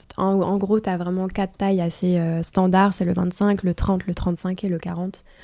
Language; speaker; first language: French; native; French